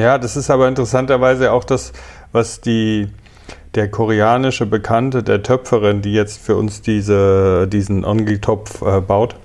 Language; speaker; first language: German; native; German